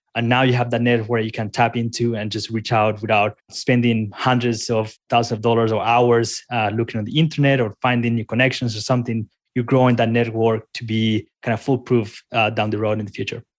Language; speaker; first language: English; non-native, fluent; Spanish